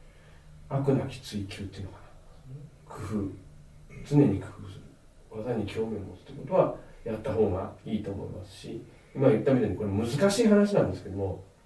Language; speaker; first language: Japanese; native; Japanese